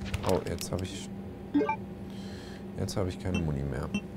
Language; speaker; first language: German; native; German